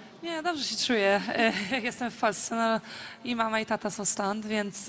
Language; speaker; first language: Polish; early bilingual, heritage; Polish